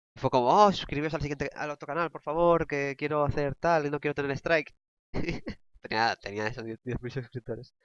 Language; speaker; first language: Spanish; native; Spanish